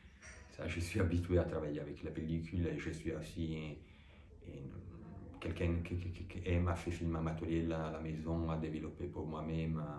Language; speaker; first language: French; non-native, fluent; Italian